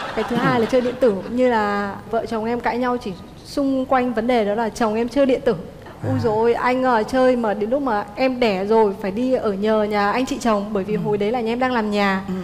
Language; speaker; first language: Vietnamese; native; Vietnamese